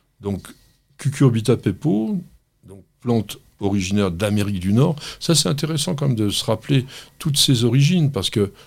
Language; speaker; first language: French; native; French